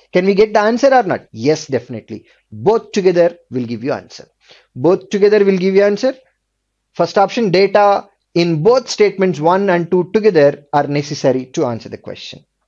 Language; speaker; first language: English; non-native, local second language; Telugu